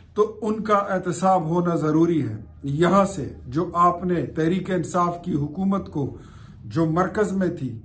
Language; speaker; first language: Urdu; non-native, local second language; Pashto